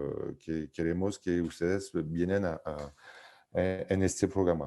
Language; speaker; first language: Spanish; non-native, fluent; French